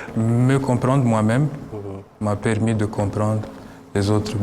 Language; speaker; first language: French; non-native, local second language; Kinyarwanda